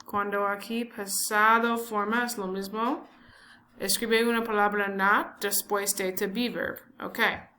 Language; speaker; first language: Spanish; non-native, learner; English